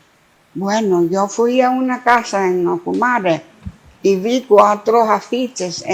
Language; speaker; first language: Spanish; non-native, fluent; Greek